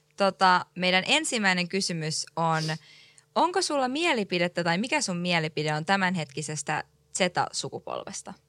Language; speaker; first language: Finnish; native; Finnish